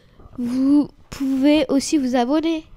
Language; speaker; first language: French; native; French